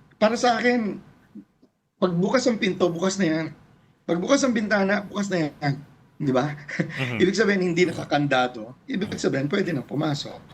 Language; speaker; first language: Filipino; native; Filipino